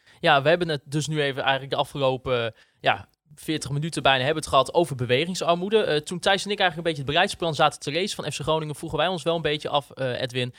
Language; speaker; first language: Dutch; native; Dutch